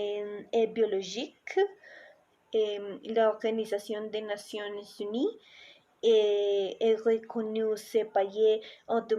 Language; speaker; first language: French; non-native, learner; Spanish